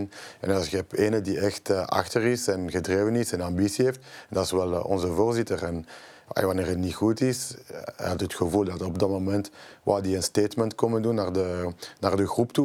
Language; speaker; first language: Dutch; non-native, local second language; French